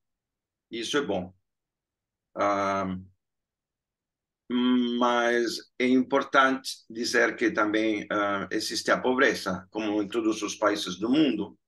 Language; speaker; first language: Portuguese; non-native, fluent; Spanish